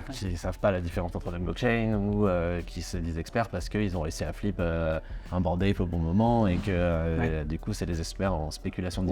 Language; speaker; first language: French; native; French